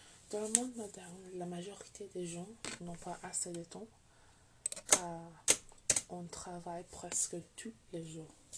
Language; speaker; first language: French; non-native, learner; English